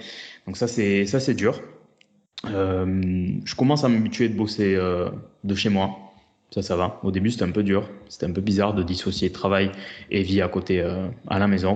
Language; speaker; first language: French; native; French